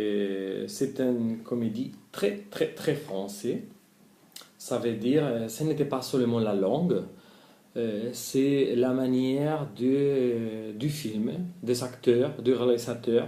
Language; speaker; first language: French; non-native, learner; Spanish